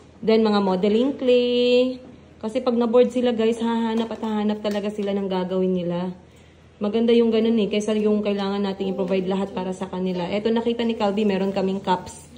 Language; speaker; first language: Filipino; native; Filipino